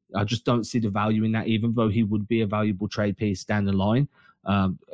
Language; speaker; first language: English; native; English